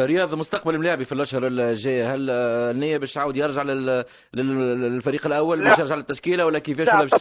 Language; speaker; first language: Arabic; native; Arabic